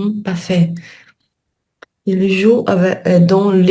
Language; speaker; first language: French; non-native, learner; Portuguese